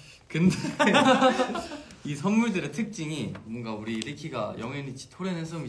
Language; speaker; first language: Korean; native; Korean